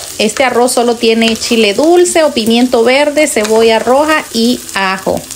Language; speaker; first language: Spanish; native; Spanish